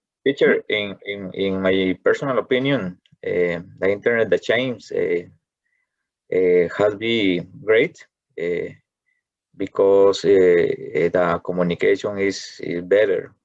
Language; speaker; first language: English; non-native, learner; Spanish